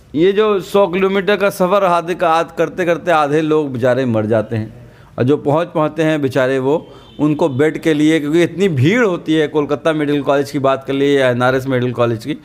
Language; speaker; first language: Hindi; native; Hindi